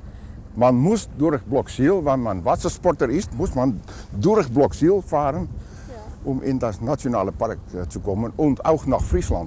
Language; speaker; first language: German; non-native, learner; Dutch